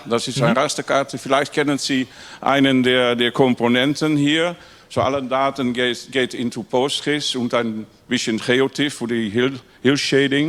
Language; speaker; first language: German; non-native, learner; Dutch